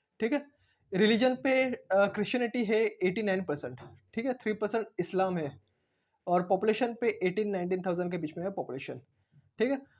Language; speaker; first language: Hindi; non-native, local second language; Marathi